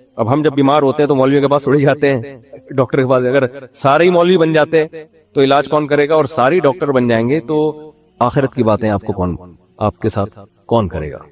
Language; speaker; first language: Urdu; native; Urdu